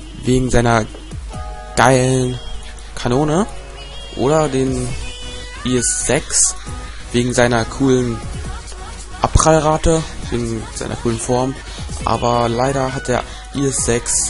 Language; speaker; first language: German; native; German